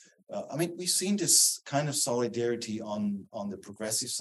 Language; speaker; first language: English; non-native, fluent; German